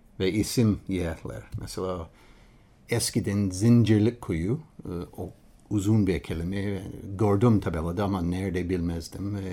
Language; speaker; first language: Turkish; non-native, learner; English